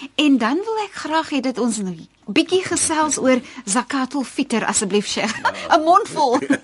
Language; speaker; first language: Afrikaans; native; Afrikaans